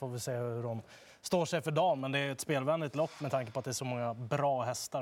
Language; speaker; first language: Swedish; native; Swedish